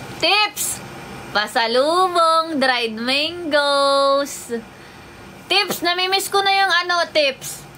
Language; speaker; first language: Filipino; non-native, local second language; Waray